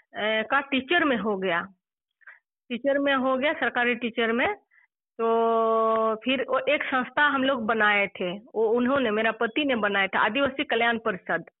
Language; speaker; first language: Hindi; non-native, local second language; Santali